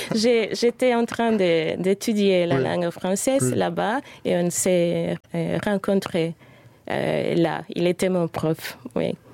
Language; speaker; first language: French; non-native, fluent; Spanish